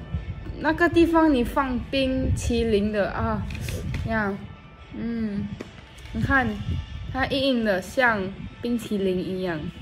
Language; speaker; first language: Chinese; non-native, local second language; English